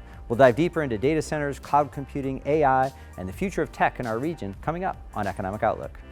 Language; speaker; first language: English; native; English